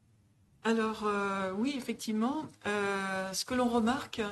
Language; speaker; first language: French; native; French